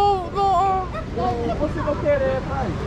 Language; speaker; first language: Portuguese; non-native, learner; English